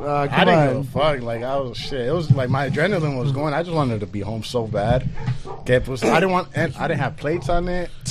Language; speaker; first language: English; early bilingual, other home language; Spanish